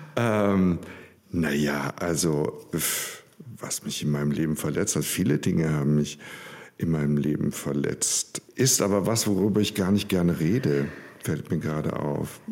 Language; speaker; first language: German; native; German